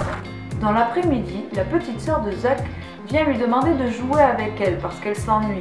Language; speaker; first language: French; native; French